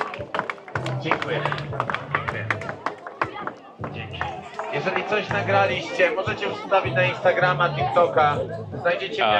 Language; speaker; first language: Polish; native; Polish